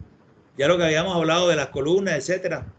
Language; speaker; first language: Spanish; native; Spanish